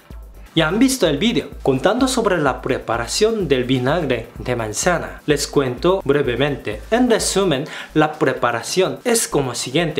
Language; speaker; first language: Spanish; non-native, fluent; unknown